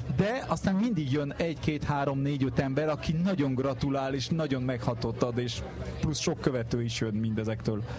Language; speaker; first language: Hungarian; non-native, fluent; French